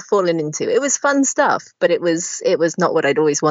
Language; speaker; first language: English; native; English